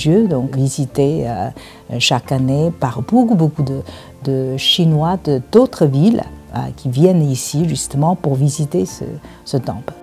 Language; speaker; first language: French; non-native, fluent; Chinese